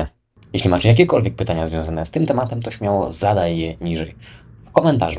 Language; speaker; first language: Polish; native; Polish